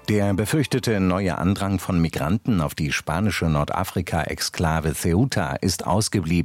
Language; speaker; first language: German; native; German